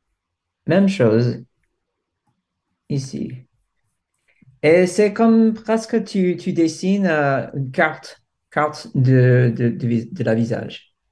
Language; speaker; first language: French; non-native, fluent; English